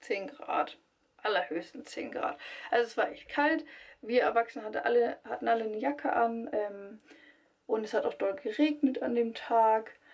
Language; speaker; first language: German; native; German